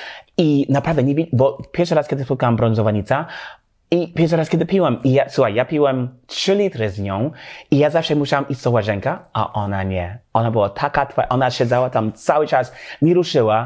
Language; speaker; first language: Polish; non-native, learner; English